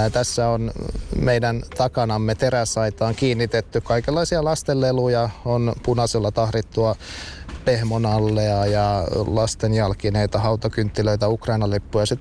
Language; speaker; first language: Finnish; native; Finnish